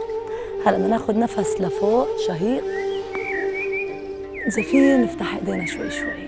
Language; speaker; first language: Arabic; native; Arabic